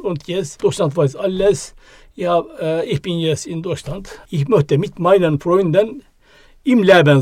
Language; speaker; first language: German; non-native, learner; Turkish